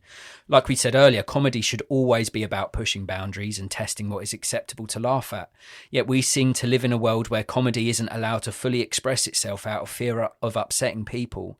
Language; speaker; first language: English; native; English